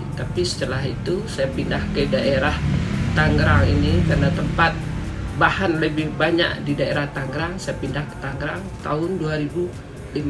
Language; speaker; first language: Indonesian; non-native, local second language; Minangkabau